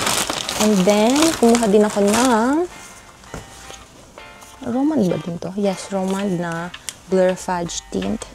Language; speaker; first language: Filipino; native; Filipino